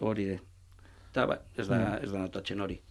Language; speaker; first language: Basque; non-native, learner; Spanish